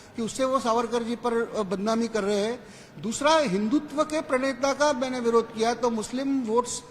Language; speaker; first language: Hindi; non-native, local second language; Marathi